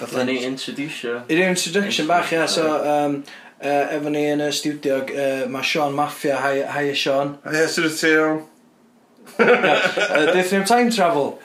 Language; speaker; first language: Welsh; native; Welsh